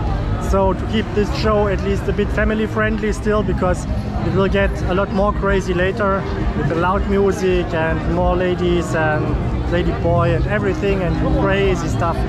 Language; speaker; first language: English; non-native, fluent; German